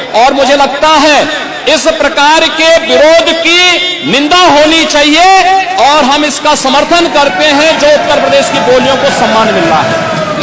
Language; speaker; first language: Hindi; native; Hindi